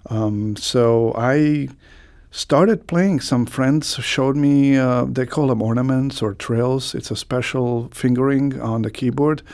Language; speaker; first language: English; non-native, fluent; Croatian